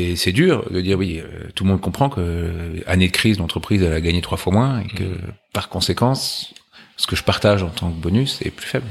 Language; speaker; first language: French; native; French